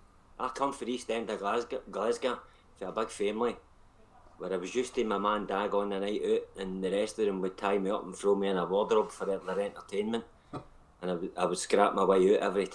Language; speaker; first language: English; native; English